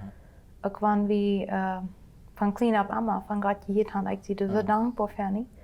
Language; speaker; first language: German; non-native, local second language; Plautdietsch